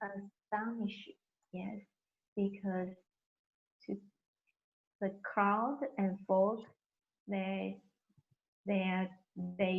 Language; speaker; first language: English; non-native, learner; Chinese